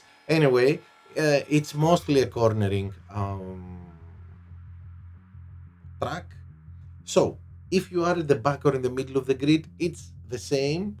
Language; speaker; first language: English; non-native, fluent; Greek